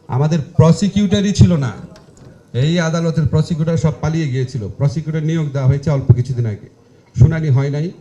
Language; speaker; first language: Bangla; native; Bangla